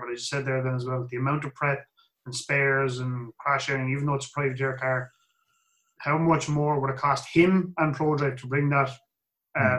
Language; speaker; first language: English; native; English